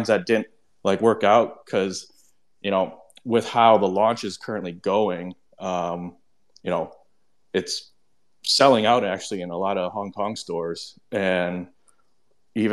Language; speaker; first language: English; non-native, local second language; Cantonese